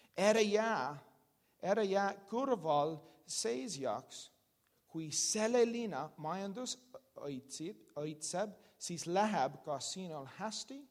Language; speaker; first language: Estonian; non-native, learner; English